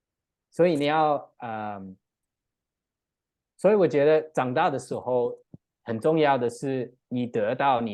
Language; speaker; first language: Chinese; non-native, learner; English